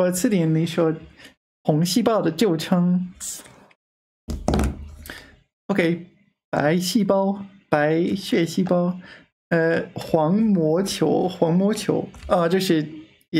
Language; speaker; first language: Chinese; non-native, learner; English